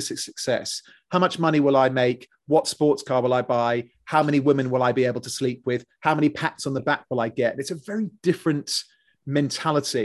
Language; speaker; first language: English; native; English